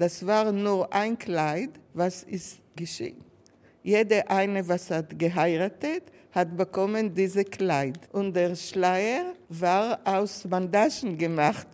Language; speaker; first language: German; non-native, learner; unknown